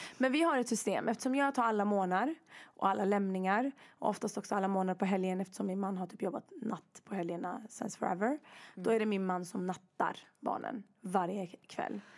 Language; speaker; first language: Swedish; early bilingual, other home language; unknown